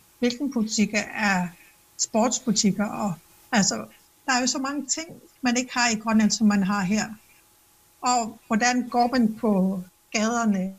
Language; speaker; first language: Danish; non-native, local second language; Kalaallisut